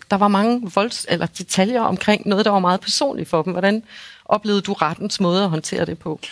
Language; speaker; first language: Danish; native; Danish